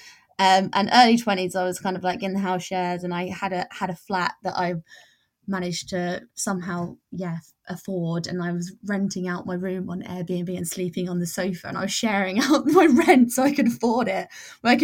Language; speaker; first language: English; native; English